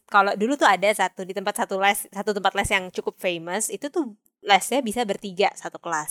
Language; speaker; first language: Indonesian; early bilingual, heritage; Indonesian